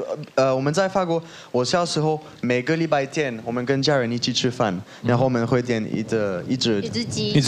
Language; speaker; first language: Chinese; non-native, fluent; French